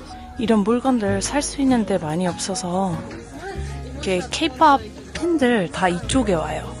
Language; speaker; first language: Korean; non-native, fluent; French